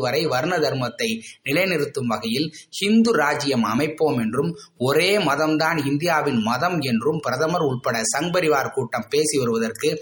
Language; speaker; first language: Tamil; native; Tamil